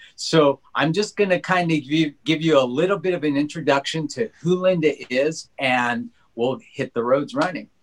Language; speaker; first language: English; native; English